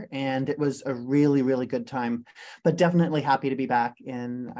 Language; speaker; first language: English; native; English